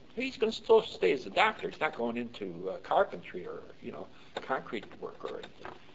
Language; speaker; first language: English; early bilingual, other home language; Yiddish